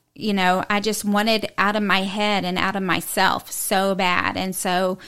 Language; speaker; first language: English; native; English